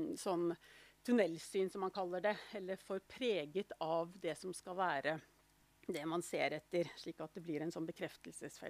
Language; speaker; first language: Norwegian; native; Norwegian